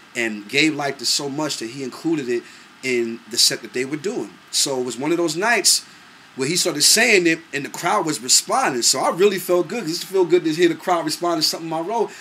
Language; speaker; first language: English; native; English